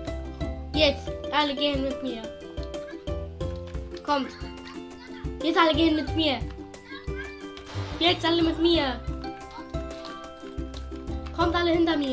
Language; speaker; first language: German; early bilingual, other home language; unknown